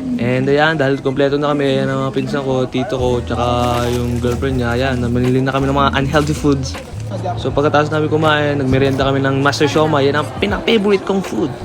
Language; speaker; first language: Filipino; early bilingual, heritage; Filipino